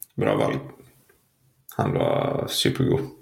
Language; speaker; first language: Norwegian; non-native, fluent; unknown